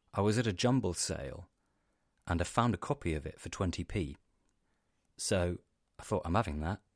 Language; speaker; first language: English; native; English